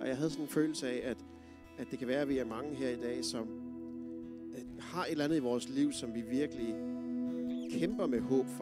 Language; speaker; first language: Danish; native; Danish